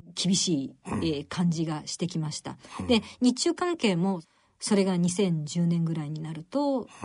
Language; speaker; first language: Japanese; native; Japanese